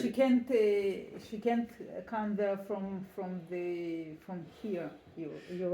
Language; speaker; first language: English; non-native, learner; Russian